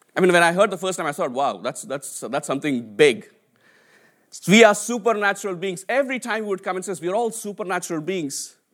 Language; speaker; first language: English; non-native, local second language; Telugu